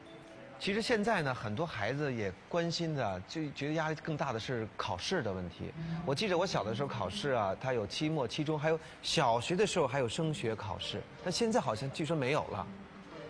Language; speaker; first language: Chinese; native; Chinese